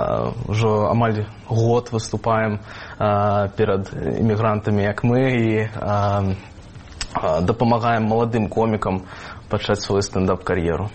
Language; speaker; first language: Ukrainian; non-native, fluent; Russian